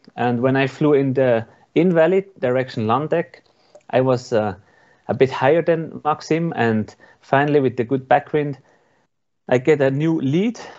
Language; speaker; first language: English; non-native, learner; Swiss German